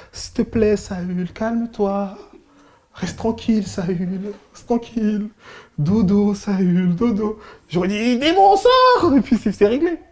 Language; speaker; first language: French; early bilingual, other home language; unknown